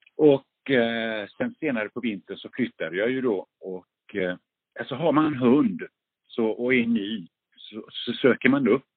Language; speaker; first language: Swedish; early bilingual, other home language; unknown